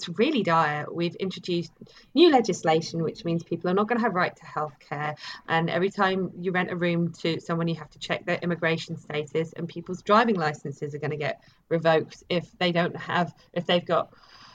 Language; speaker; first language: English; native; English